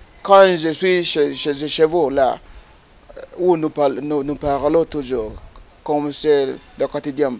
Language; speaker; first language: French; non-native, learner; Ganda